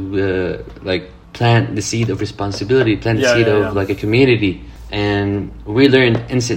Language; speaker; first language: English; non-native, fluent; Arabic